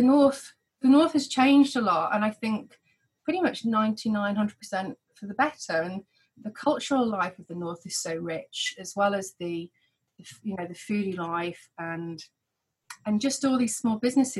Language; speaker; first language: English; native; English